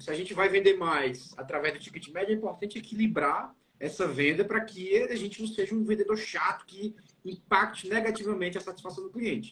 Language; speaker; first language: Portuguese; native; Portuguese